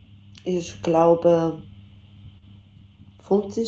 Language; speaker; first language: German; non-native, learner; Macedonian